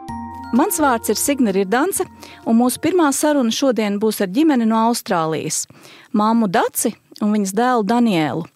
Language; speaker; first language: Latvian; native; Latvian